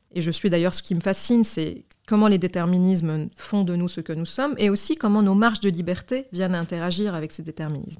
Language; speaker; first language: French; non-native, local second language; Arabic